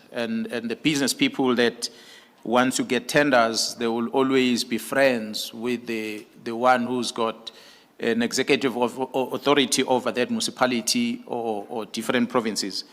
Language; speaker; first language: English; non-native, local second language; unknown